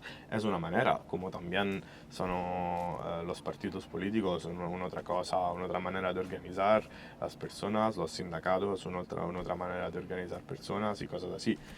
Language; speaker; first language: Spanish; non-native, fluent; Italian